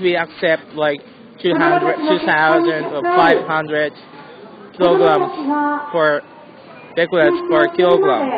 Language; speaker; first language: English; non-native, learner; Japanese